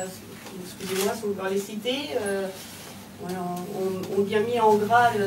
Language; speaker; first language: French; native; French